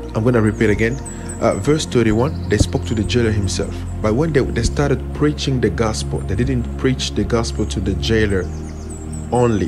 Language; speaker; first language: English; non-native, fluent; French